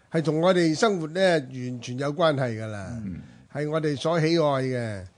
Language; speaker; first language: Cantonese; native; Cantonese